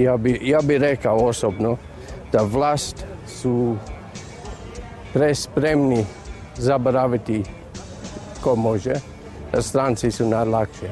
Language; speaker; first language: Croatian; non-native, learner; English